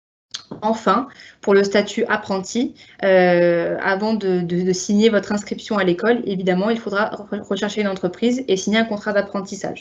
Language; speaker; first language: French; native; French